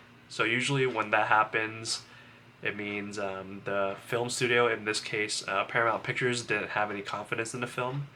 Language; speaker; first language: English; native; English